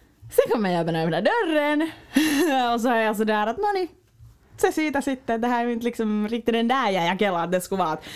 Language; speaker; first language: Swedish; native; Swedish